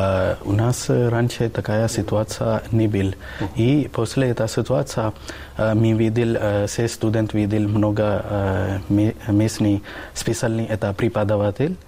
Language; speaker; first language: Russian; non-native, learner; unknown